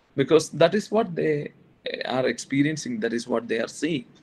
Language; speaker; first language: English; non-native, local second language; Malayalam